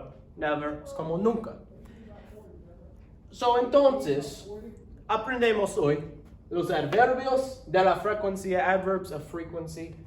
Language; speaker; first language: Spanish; non-native, learner; English